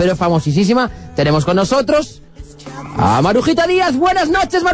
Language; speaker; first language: Spanish; native; Spanish